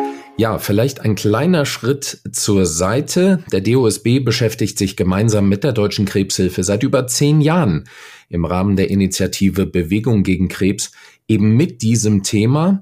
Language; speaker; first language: German; native; German